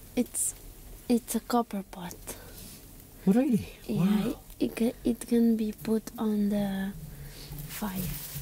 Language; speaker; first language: English; non-native, fluent; Romanian